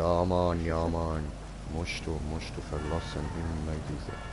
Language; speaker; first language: German; native; German